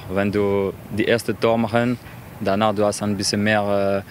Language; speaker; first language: German; non-native, learner; French